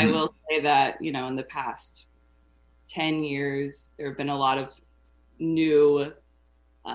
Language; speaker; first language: English; native; English